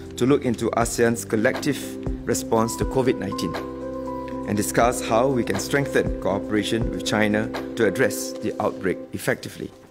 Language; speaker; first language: English; non-native, local second language; Malay